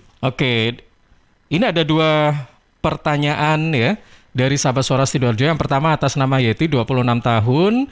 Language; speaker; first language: Indonesian; native; Indonesian